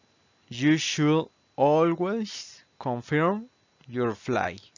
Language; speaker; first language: English; non-native, fluent; Spanish